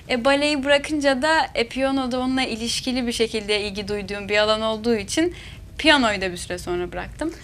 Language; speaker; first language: Turkish; native; Turkish